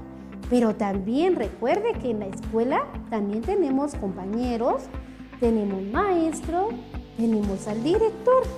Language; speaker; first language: Spanish; non-native, local second language; Kʼicheʼ